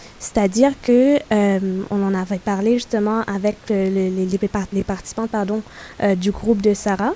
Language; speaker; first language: French; non-native, local second language; Morisyen